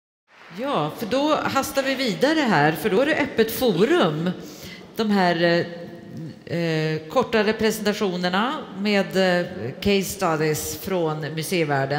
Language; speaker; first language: Swedish; native; Swedish